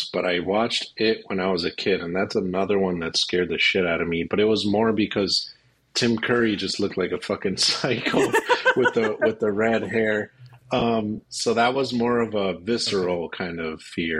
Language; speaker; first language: English; native; English